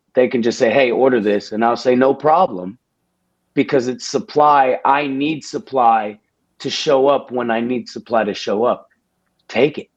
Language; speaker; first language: English; native; English